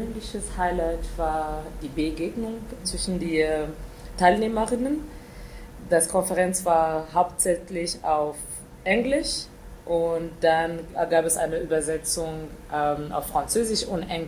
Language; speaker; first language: German; non-native, fluent; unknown